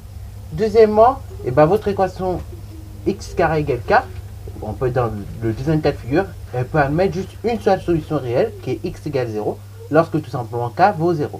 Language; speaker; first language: French; native; French